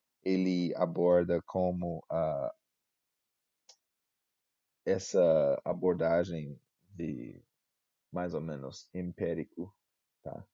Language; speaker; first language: Portuguese; non-native, fluent; English